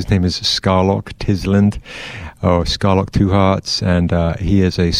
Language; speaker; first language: English; native; English